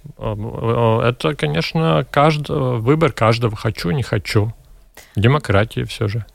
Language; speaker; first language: Russian; non-native, local second language; Latvian